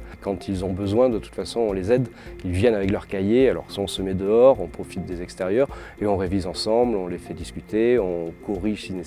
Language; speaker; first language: French; native; French